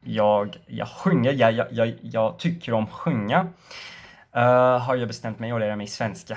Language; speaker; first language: Swedish; non-native, learner; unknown